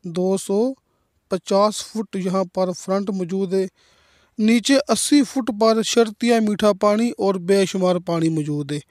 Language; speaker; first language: Urdu; non-native, local second language; Punjabi